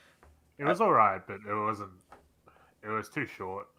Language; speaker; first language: English; native; English